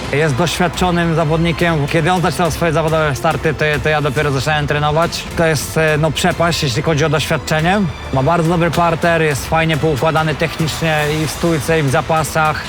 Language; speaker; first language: Polish; native; Polish